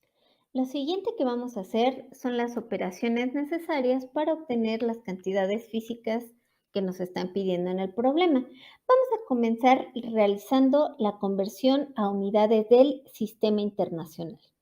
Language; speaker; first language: Spanish; native; Spanish